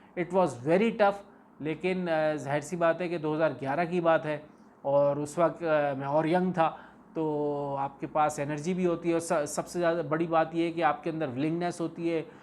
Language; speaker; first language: Urdu; native; Urdu